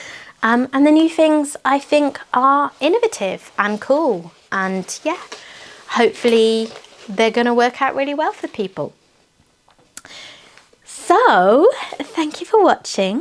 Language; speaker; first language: English; native; English